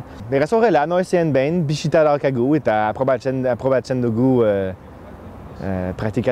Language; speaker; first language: Basque; non-native, fluent; French